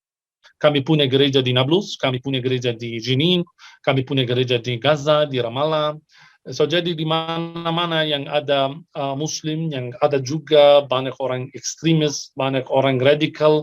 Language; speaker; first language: Indonesian; non-native, fluent; Arabic